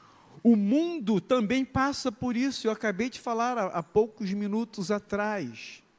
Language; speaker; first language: Portuguese; native; Portuguese